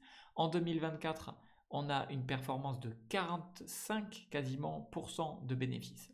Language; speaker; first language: French; native; French